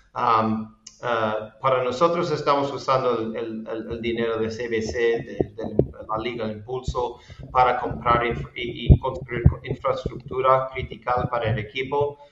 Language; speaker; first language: Spanish; non-native, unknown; English